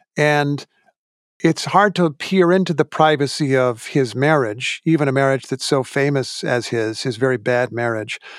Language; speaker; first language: English; native; English